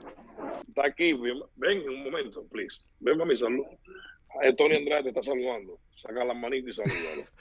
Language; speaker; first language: Spanish; native; Spanish